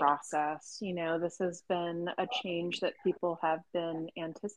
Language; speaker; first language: English; native; English